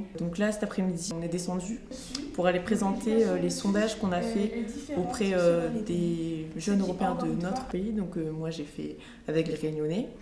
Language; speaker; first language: French; native; French